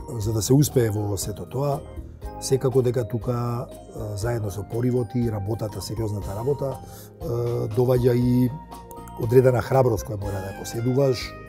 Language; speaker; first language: Macedonian; native; Macedonian